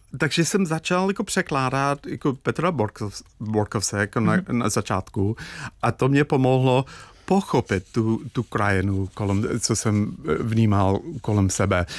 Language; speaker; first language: Czech; non-native, fluent; English